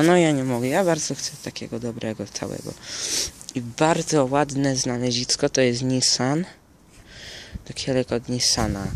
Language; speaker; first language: Polish; early bilingual, heritage; Polish